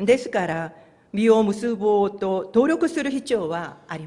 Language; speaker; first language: Japanese; non-native, fluent; Korean